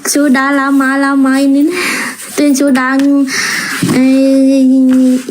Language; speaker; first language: Indonesian; non-native, learner; Vietnamese